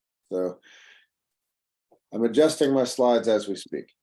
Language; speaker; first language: English; native; English